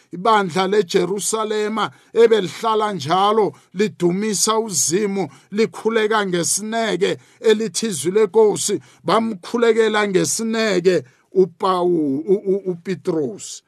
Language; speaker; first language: Zulu; non-native, local second language; South Ndebele